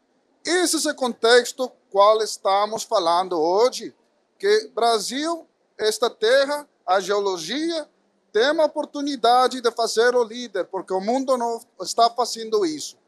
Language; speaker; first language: Portuguese; non-native, fluent; Spanish